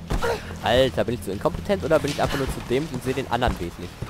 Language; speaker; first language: German; native; German